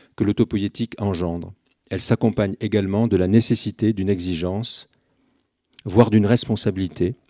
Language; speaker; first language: French; native; French